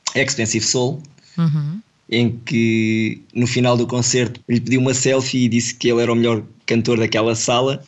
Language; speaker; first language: Portuguese; native; Portuguese